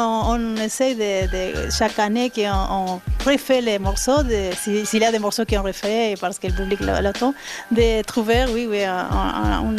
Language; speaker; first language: French; non-native, fluent; Spanish